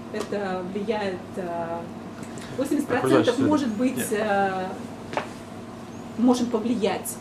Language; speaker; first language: Russian; native; Russian